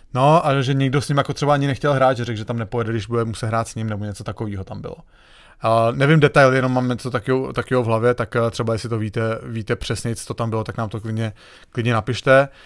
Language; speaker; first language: Czech; native; Czech